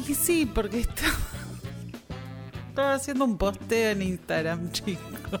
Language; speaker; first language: Spanish; native; Spanish